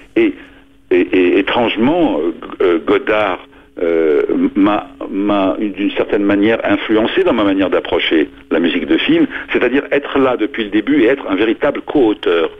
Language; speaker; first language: French; non-native, local second language; Arabic